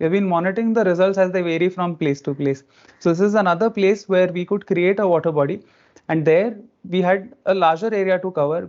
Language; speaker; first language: English; non-native, local second language; Marathi